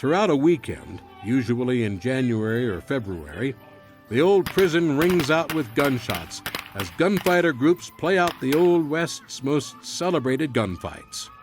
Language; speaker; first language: English; native; English